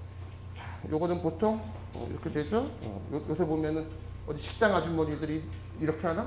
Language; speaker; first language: Korean; native; Korean